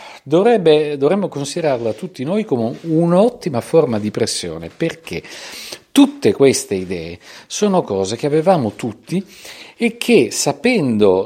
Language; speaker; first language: Italian; native; Italian